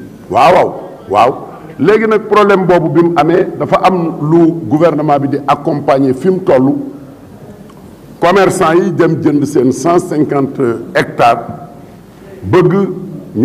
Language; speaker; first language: Wolof; native; Wolof